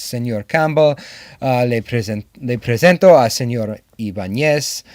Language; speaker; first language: Spanish; non-native, learner; English